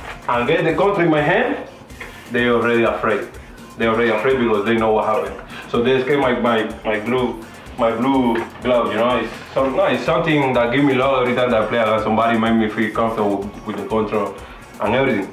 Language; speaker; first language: English; non-native, learner; Spanish